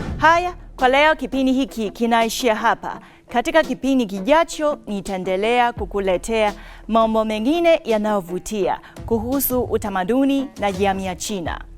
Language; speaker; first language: Swahili; non-native, fluent; Chinese